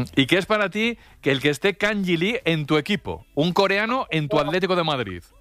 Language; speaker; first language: Spanish; native; Spanish